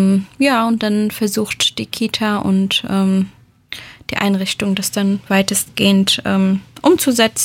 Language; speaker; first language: German; early bilingual, other home language; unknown